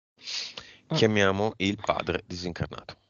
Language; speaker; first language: Italian; native; Italian